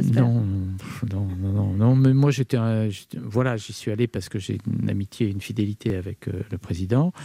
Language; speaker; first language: French; native; French